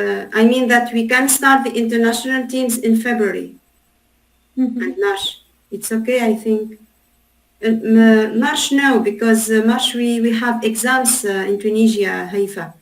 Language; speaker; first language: English; non-native, learner; Arabic